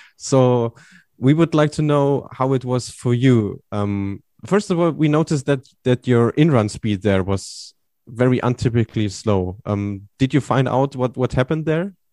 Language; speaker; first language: English; non-native, fluent; German